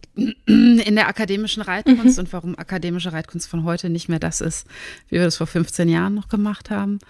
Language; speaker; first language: German; native; German